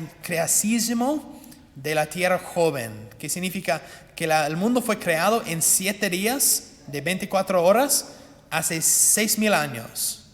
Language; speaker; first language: Spanish; non-native, fluent; English